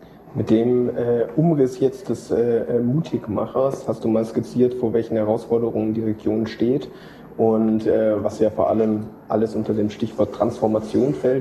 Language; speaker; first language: German; native; German